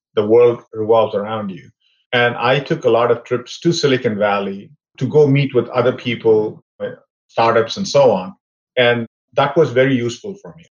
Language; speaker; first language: English; non-native, local second language; Tamil